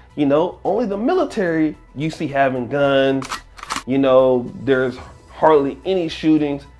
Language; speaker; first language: English; native; English